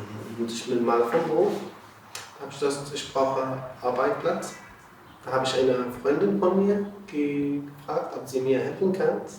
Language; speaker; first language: German; non-native, learner; Arabic